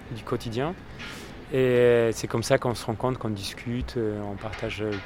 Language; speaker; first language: French; non-native, fluent; Polish